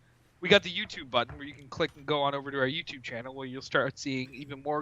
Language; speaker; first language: English; native; English